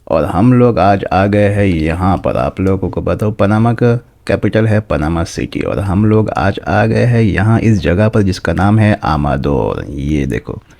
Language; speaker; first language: Hindi; native; Hindi